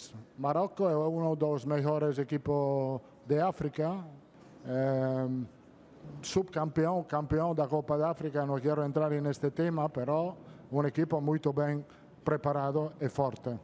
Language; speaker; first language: Portuguese; non-native, learner; Italian